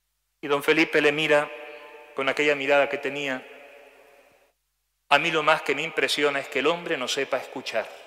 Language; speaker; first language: Spanish; native; Spanish